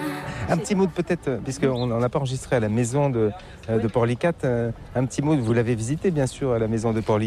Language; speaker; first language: French; native; French